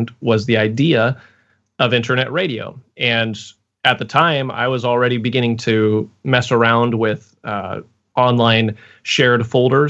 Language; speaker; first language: English; native; English